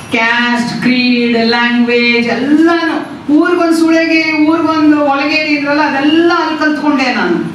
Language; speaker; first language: Kannada; non-native, local second language; Tamil